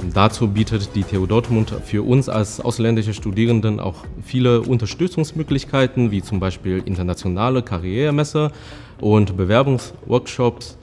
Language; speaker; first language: German; non-native, fluent; Chinese